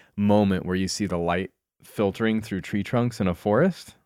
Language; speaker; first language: English; native; English